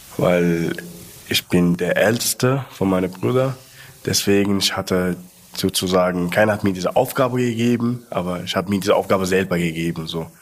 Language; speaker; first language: German; non-native, fluent; Arabic